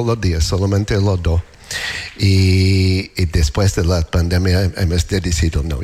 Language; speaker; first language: Spanish; non-native, learner; English